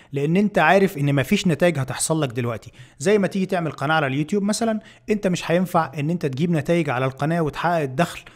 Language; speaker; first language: Arabic; native; Arabic